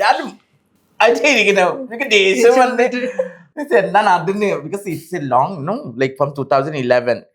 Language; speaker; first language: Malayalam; non-native, fluent; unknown